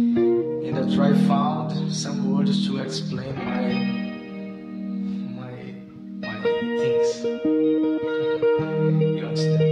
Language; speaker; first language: English; non-native, learner; Portuguese